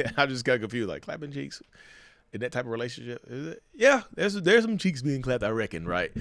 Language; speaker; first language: English; native; English